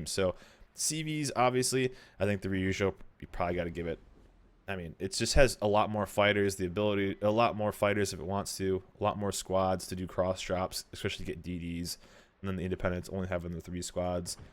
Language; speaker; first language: English; native; English